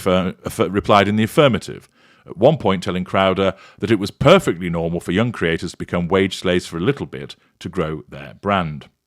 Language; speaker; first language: English; native; English